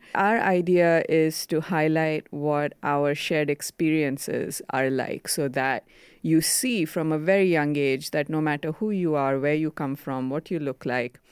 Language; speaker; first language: English; non-native, local second language; Konkani